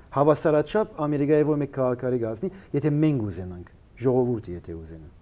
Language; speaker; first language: Armenian; early bilingual, heritage; Armenian